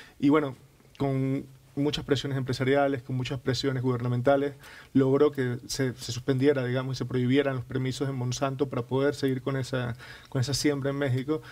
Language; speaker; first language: Spanish; native; Spanish